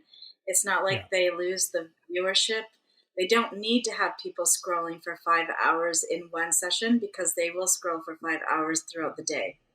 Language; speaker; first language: English; native; English